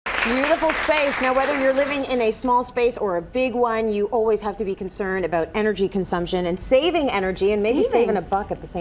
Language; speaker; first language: English; native; English